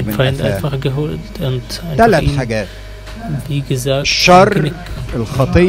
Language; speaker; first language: German; non-native, fluent; Arabic